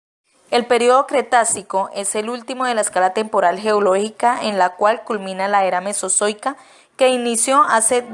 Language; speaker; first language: Spanish; native; Spanish